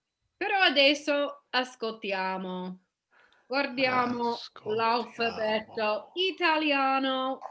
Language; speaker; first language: Italian; non-native, fluent; English